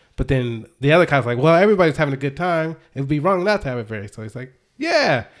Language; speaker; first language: English; native; English